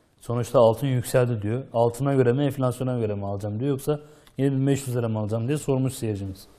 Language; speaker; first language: Turkish; native; Turkish